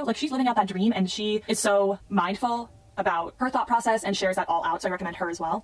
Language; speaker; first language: English; native; English